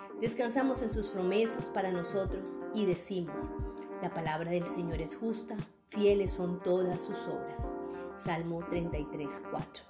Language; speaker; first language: Spanish; native; Spanish